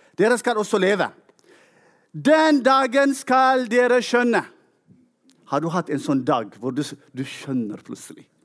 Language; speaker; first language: Norwegian; non-native, fluent; Tigrinya